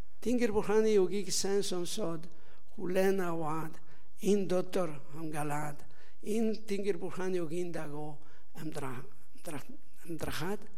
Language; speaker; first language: Mongolian; non-native, learner; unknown